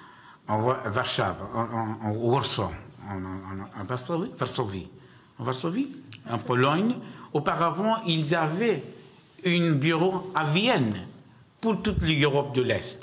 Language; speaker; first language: French; non-native, learner; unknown